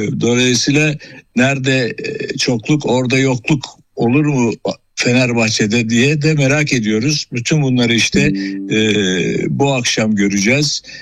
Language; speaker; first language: Turkish; native; Turkish